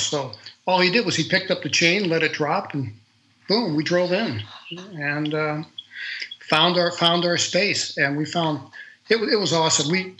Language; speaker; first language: English; native; English